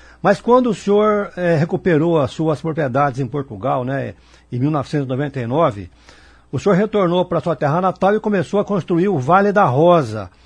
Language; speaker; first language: Portuguese; native; Portuguese